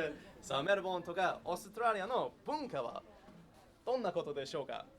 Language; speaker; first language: Japanese; non-native, learner; English